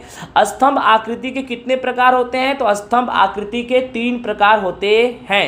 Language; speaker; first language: Hindi; non-native, local second language; Gujarati